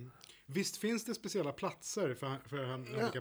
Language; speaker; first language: Swedish; native; Swedish